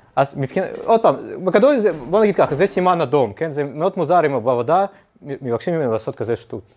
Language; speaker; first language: Hebrew; non-native, fluent; Russian